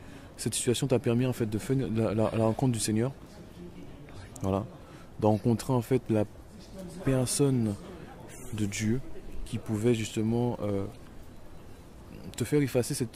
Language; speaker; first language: French; native; French